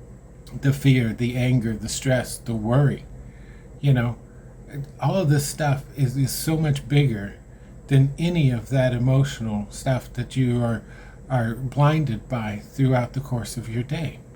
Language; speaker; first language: English; native; English